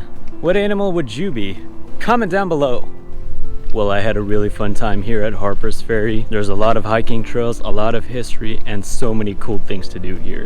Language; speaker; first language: English; native; English